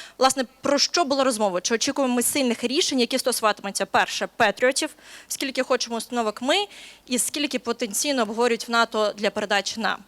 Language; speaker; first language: Ukrainian; native; Ukrainian